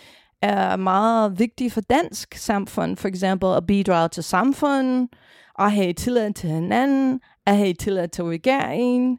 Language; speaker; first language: Danish; non-native, fluent; English